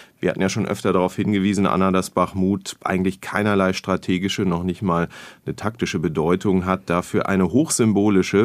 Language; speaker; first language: German; native; German